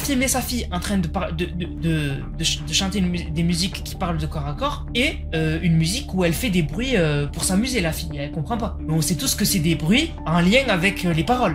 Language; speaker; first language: French; native; French